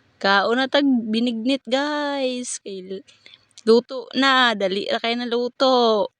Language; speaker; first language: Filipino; non-native, local second language; Cebuano